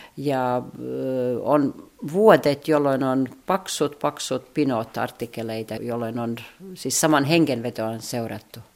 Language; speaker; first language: Finnish; non-native, fluent; Latvian